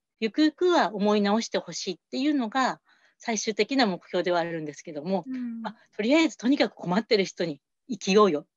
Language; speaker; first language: Japanese; native; Japanese